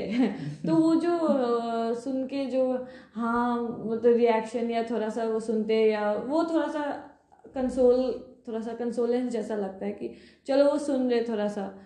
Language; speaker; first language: Hindi; non-native, local second language; Bangla